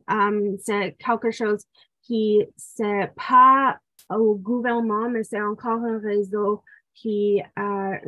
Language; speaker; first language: French; non-native, local second language; English